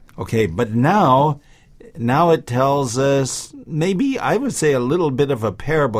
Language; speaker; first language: English; native; English